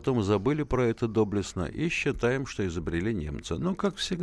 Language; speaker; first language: Russian; native; Russian